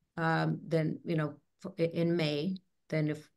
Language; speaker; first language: English; native; English